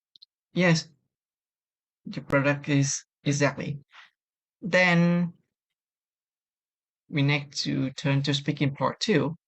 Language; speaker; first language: English; non-native, learner; Vietnamese